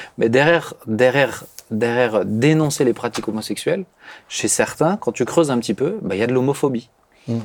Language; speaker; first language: French; native; French